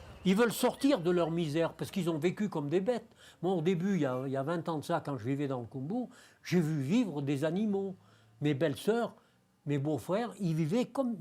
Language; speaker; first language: French; native; French